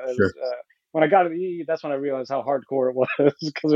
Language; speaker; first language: English; native; English